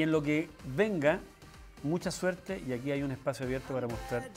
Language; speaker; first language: Spanish; native; Spanish